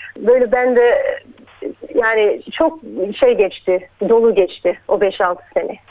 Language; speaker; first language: Turkish; early bilingual, heritage; Turkish